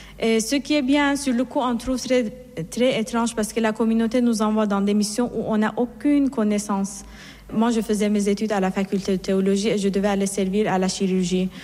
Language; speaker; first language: French; non-native, fluent; Persian